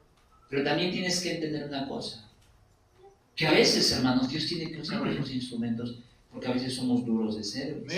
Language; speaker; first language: Spanish; native; Spanish